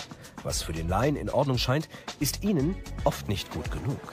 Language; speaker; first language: German; native; German